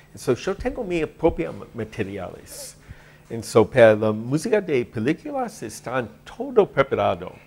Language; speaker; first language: Spanish; non-native, learner; English